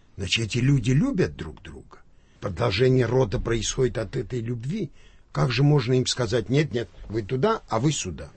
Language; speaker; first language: Russian; non-native, local second language; Armenian